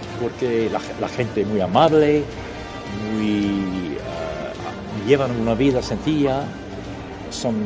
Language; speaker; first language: Spanish; non-native, fluent; English